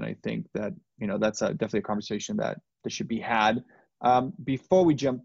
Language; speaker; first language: English; native; English